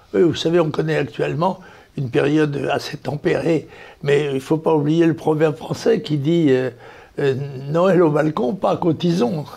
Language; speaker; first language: French; native; French